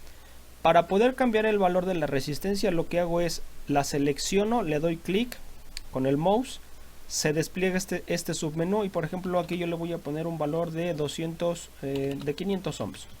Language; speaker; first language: Spanish; native; Spanish